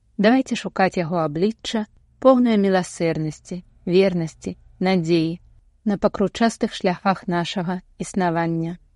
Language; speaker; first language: Belarusian; native; Belarusian